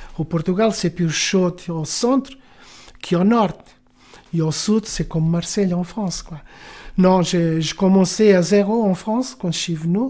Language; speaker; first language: French; non-native, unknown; Portuguese